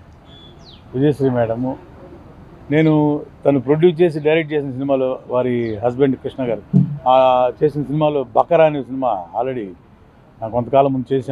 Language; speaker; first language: Telugu; native; Telugu